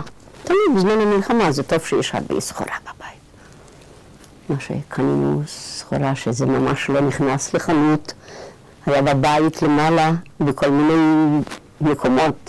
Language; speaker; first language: Hebrew; non-native, fluent; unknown